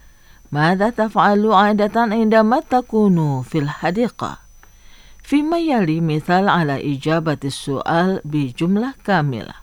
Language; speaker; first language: Arabic; non-native, fluent; Indonesian